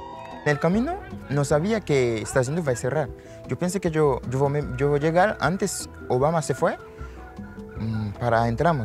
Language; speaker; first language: Spanish; non-native, learner; Haitian Creole